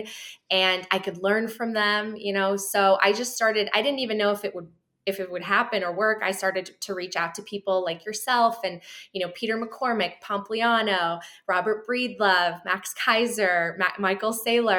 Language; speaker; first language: English; native; English